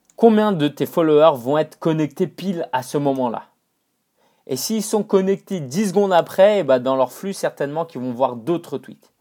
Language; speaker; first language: French; non-native, fluent; Chinese